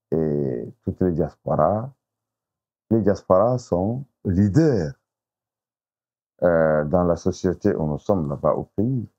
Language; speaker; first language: French; non-native, local second language; Arabic